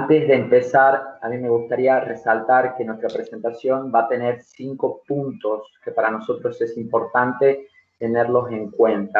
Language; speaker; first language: Spanish; native; Spanish